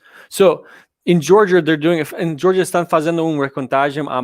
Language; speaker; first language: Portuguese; non-native, learner; English